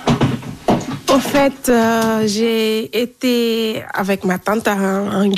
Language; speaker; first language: French; non-native, local second language; Fula